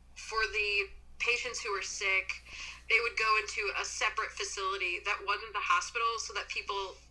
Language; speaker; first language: English; native; English